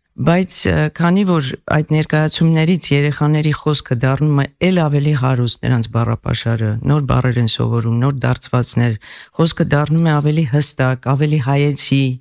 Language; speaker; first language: Armenian; native; Armenian